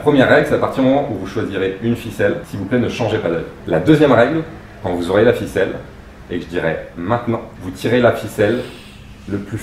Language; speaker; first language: French; native; French